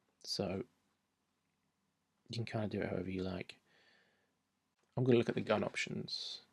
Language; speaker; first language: English; native; English